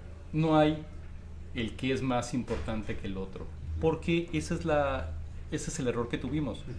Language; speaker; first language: Spanish; native; Spanish